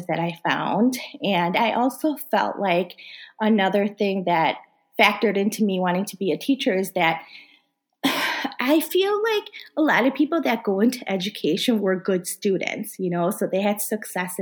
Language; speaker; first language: English; early bilingual, other home language; Korean